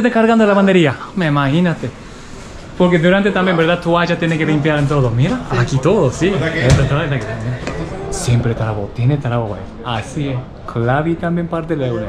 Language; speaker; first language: Spanish; non-native, learner; Japanese